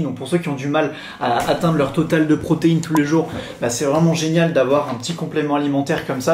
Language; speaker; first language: French; native; French